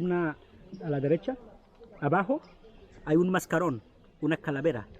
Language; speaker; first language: Spanish; native; Spanish